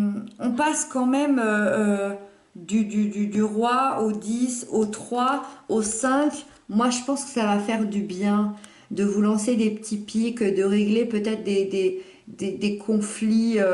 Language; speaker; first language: French; native; French